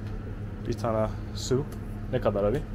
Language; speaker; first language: Turkish; non-native, learner; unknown